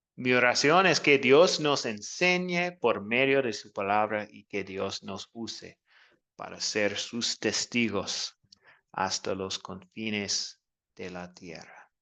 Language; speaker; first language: Spanish; non-native, learner; English